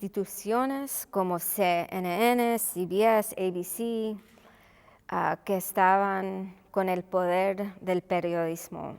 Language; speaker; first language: Spanish; non-native, local second language; English